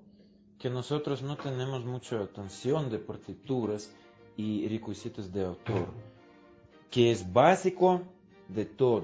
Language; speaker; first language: Spanish; non-native, fluent; Russian